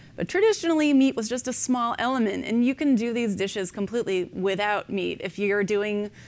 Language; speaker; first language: English; native; English